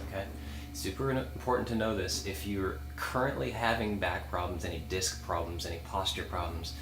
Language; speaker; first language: English; native; English